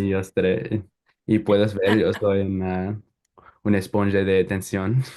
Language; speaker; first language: Spanish; non-native, learner; English